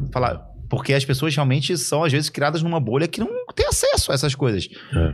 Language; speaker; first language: Portuguese; native; Portuguese